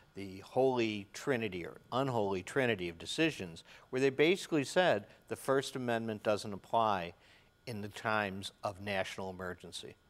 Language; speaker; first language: English; native; English